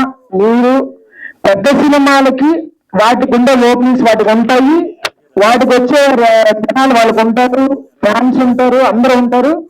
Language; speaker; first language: Telugu; native; Telugu